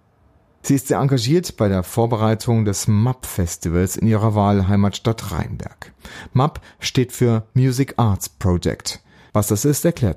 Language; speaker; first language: German; native; German